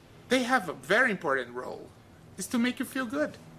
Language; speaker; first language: English; non-native, fluent; Portuguese